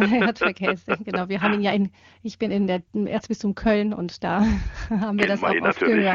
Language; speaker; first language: German; native; German